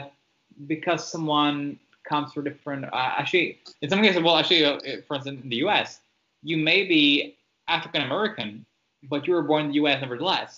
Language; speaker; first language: English; non-native, fluent; French